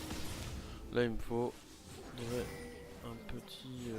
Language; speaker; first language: French; native; French